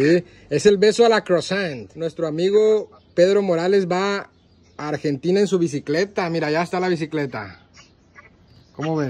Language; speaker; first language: Spanish; native; Spanish